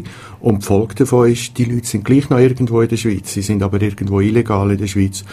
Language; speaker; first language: German; native; German